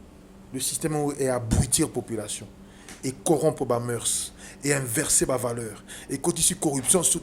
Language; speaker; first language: French; non-native, local second language; Lingala